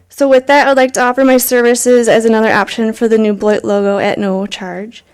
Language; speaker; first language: English; native; English